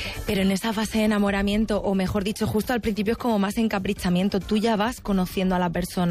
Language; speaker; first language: Spanish; native; Spanish